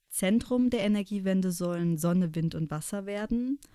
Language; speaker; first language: German; native; German